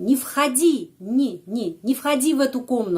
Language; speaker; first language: Russian; non-native, fluent; Indonesian